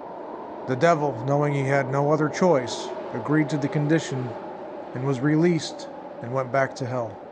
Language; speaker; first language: English; native; English